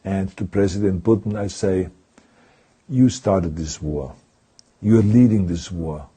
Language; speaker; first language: English; non-native, fluent; German